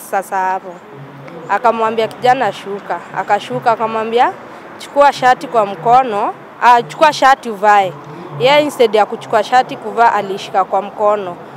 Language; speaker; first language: Swahili; native; Swahili